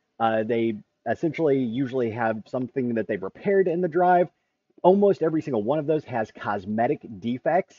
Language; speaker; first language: English; native; English